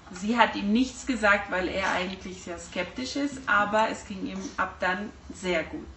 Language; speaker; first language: German; early bilingual, heritage; German